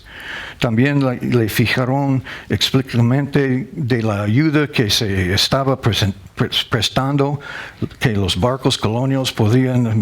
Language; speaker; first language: Spanish; non-native, learner; English